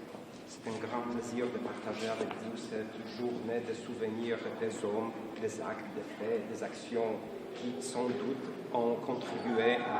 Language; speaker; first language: French; non-native, fluent; Polish